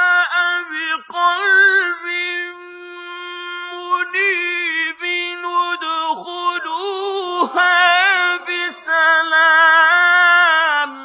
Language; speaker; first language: Arabic; native; Arabic